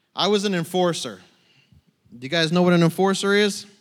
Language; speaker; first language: English; native; English